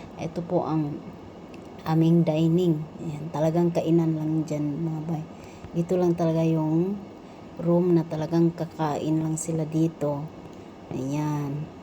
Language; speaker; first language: Filipino; non-native, local second language; Cebuano